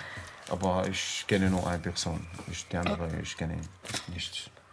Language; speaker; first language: German; non-native, learner; Arabic